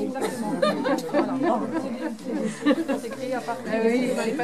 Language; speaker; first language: French; non-native, local second language; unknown